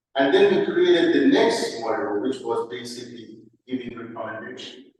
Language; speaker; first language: English; non-native, fluent; Persian